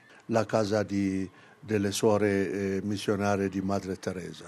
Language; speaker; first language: Italian; non-native, fluent; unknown